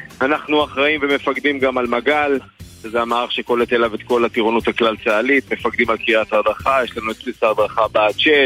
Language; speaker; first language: Hebrew; native; Hebrew